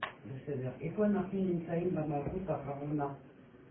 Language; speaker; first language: Hebrew; non-native, learner; French